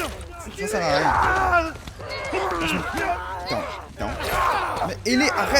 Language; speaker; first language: French; native; French